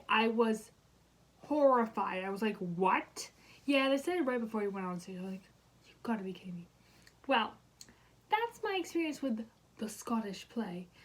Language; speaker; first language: English; native; English